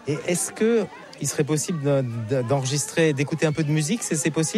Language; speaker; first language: French; native; French